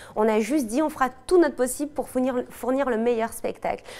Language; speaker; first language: French; native; French